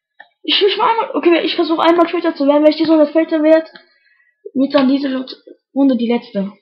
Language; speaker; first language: German; native; German